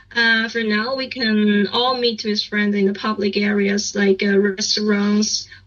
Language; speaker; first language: English; non-native, learner; Chinese